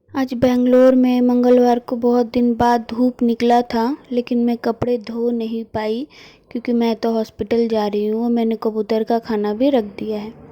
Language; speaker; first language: Hindi; non-native, local second language; Bangla